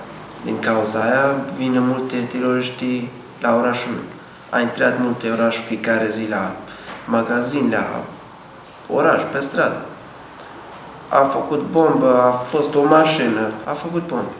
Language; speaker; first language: Romanian; non-native, learner; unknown